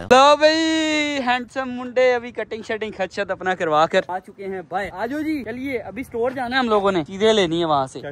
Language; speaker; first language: Urdu; non-native, local second language; Punjabi